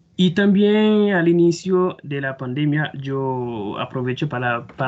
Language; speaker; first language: Spanish; non-native, fluent; Haitian Creole